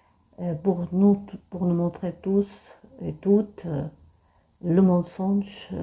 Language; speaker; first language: French; non-native, fluent; Arabic